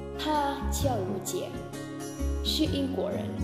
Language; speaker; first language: Chinese; non-native, learner; Vietnamese